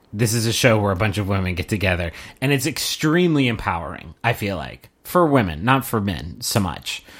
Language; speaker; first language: English; native; English